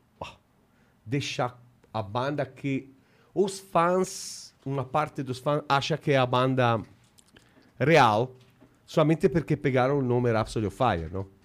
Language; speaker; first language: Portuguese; non-native, fluent; Italian